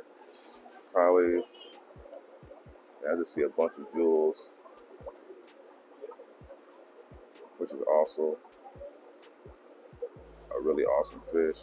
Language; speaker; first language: English; native; English